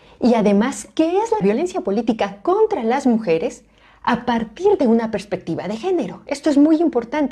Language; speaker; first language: Spanish; native; Spanish